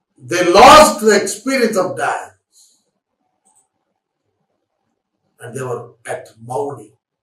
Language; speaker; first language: English; non-native, local second language; Telugu